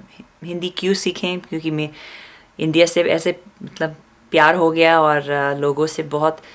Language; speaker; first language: Hindi; non-native, fluent; English